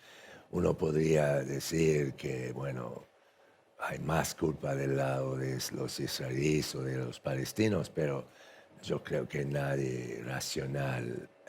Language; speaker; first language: Spanish; non-native, fluent; English